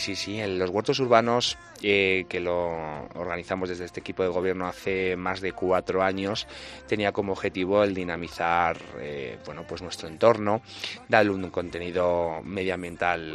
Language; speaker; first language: Spanish; native; Spanish